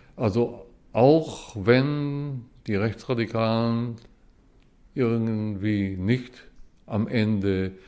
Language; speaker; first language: German; early bilingual, heritage; Hebrew